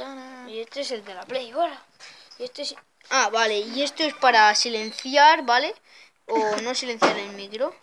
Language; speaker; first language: Spanish; native; Spanish